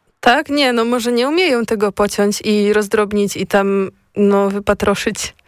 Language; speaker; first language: Polish; native; Polish